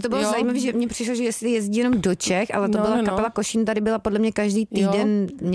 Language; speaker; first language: Czech; native; Czech